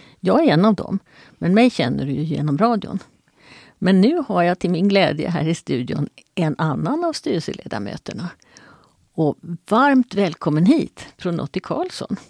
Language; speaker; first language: Swedish; native; Swedish